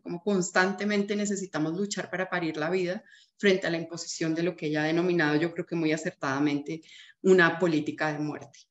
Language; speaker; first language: Spanish; native; Spanish